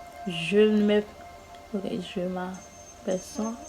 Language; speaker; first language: French; non-native, learner; English